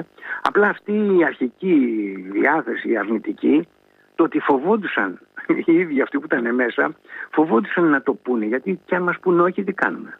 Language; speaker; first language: Greek; native; Greek